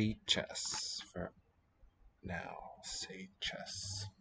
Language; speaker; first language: Russian; non-native, learner; English